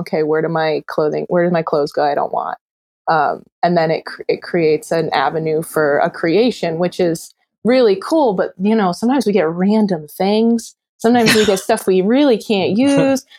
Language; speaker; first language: English; native; English